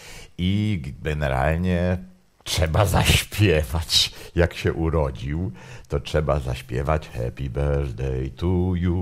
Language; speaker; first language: Polish; native; Polish